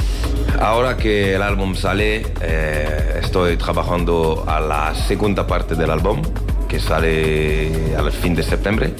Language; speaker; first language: Spanish; non-native, learner; French